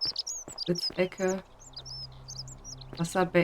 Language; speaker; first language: German; native; German